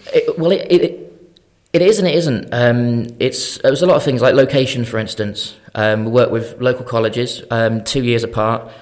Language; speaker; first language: English; native; English